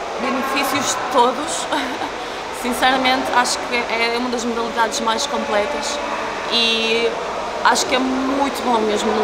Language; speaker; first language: Portuguese; early bilingual, other home language; Ukrainian